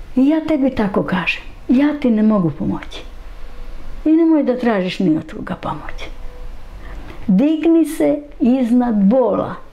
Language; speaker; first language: Serbian; native; Serbian